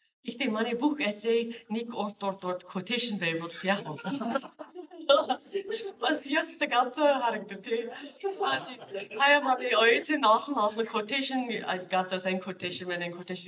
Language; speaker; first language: Mongolian; non-native, fluent; English